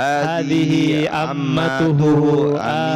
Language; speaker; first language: Arabic; non-native, learner; Indonesian